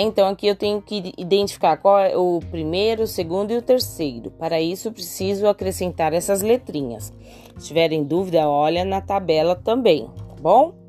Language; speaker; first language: Portuguese; native; Portuguese